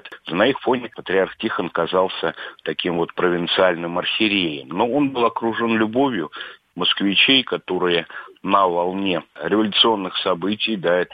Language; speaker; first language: Russian; native; Russian